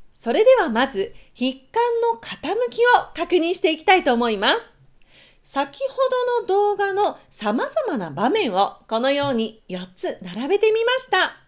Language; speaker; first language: Japanese; native; Japanese